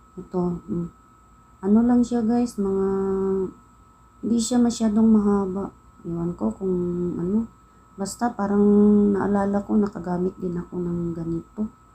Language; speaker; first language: Filipino; non-native, local second language; Cebuano